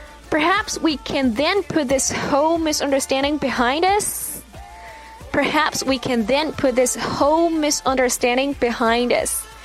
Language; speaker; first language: English; non-native, fluent; Chinese